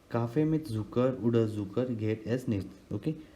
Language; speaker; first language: German; non-native, learner; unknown